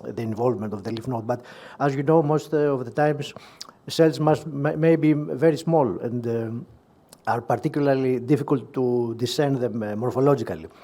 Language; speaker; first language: English; non-native, fluent; Greek